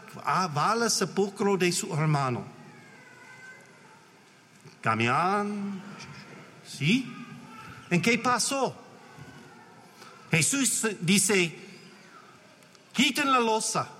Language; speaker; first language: Spanish; non-native, learner; English